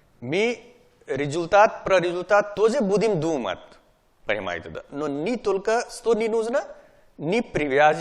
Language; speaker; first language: Russian; non-native, learner; Hindi